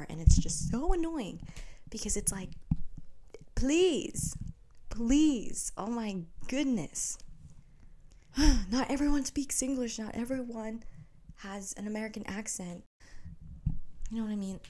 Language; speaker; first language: English; early bilingual, other home language; Filipino